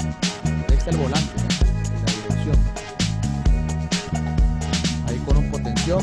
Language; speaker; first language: Spanish; native; Spanish